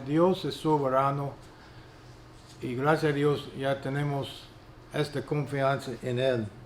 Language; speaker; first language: Spanish; non-native, fluent; English